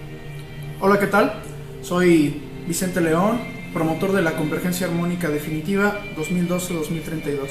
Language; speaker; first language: Spanish; native; Spanish